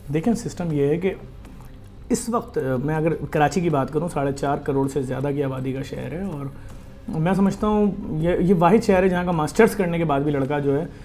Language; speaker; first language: Urdu; native; Urdu